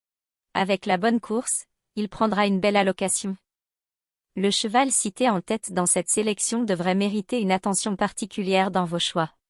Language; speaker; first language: French; native; French